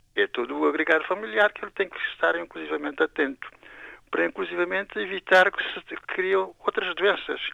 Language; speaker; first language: Portuguese; non-native, local second language; Kabuverdianu